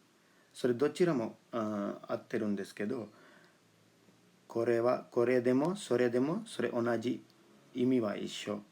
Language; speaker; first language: Japanese; non-native, fluent; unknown